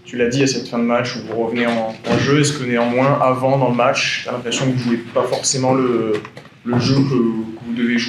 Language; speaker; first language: French; native; French